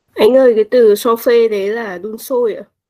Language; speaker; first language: Vietnamese; native; Vietnamese